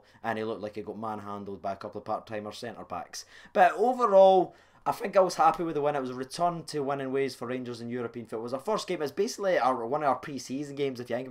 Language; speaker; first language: English; native; English